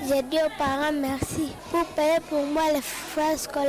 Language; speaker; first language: French; non-native, local second language; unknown